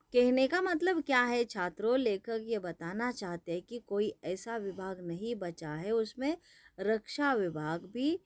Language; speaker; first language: Hindi; non-native, local second language; Marathi